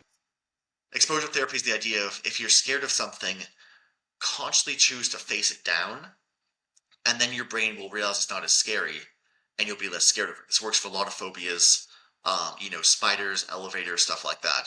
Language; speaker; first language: English; native; English